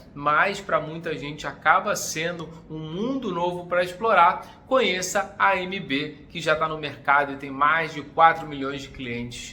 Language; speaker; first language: Portuguese; native; Portuguese